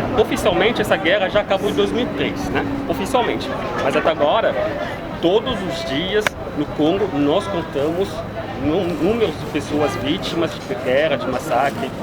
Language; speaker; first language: Portuguese; non-native, fluent; Lingala